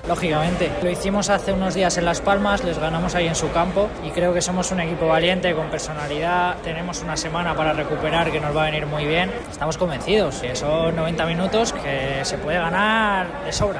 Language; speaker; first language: Spanish; native; Spanish